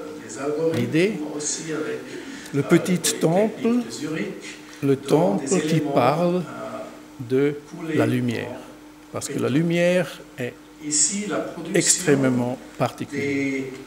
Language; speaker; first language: French; non-native, learner; German